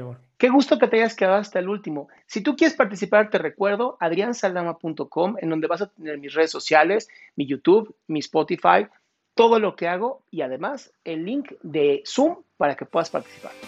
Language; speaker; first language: Spanish; native; Spanish